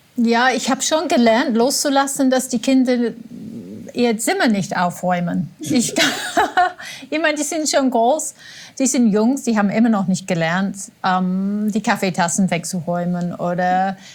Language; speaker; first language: German; non-native, fluent; English